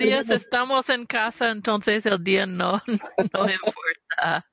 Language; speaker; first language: Spanish; early bilingual, heritage; Spanish